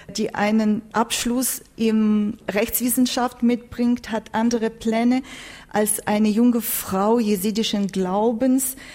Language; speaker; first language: German; non-native, fluent; Turkish